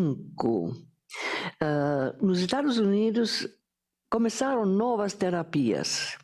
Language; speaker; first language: Portuguese; non-native, fluent; German